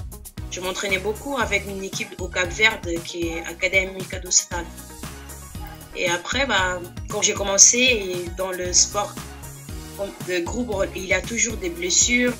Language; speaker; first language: French; non-native, fluent; Portuguese